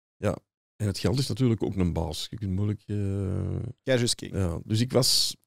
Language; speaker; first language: Dutch; native; Dutch